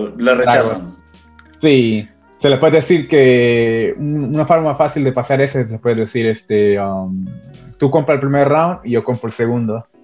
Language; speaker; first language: Spanish; early bilingual, heritage; Spanish